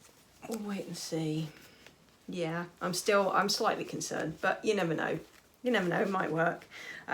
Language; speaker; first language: English; native; English